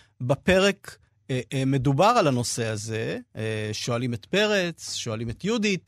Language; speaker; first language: Hebrew; native; Hebrew